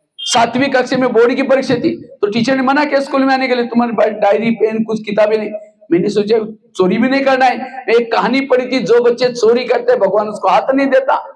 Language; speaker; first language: Hindi; non-native, local second language; Marathi